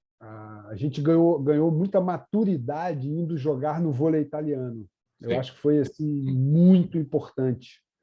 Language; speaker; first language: Portuguese; native; Portuguese